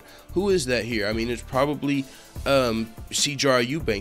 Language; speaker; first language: English; native; English